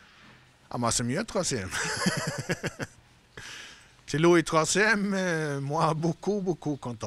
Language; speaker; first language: French; non-native, learner; Swedish